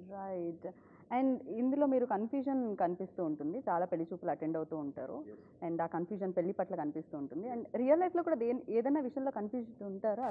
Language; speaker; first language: Telugu; native; Telugu